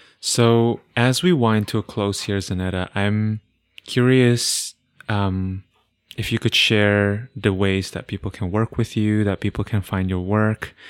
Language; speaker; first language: English; non-native, fluent; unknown